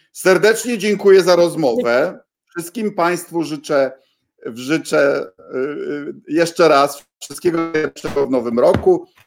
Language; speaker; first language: Polish; native; Polish